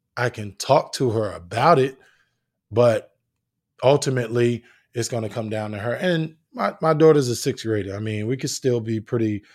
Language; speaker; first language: English; native; English